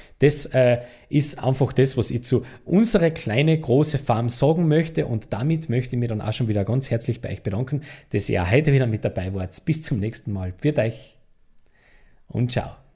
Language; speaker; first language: German; native; German